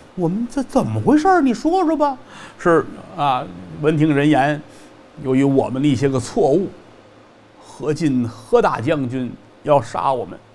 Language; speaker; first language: Chinese; native; Chinese